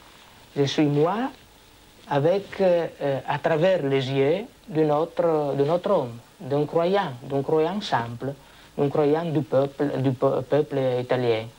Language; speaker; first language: French; non-native, fluent; Italian